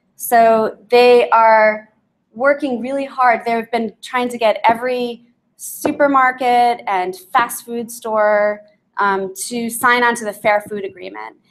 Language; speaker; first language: English; native; English